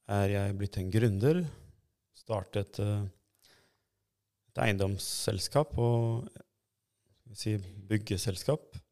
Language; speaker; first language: Norwegian; early bilingual, other home language; Albanian